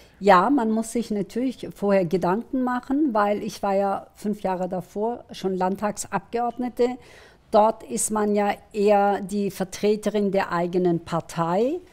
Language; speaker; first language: German; early bilingual, other home language; Kurdish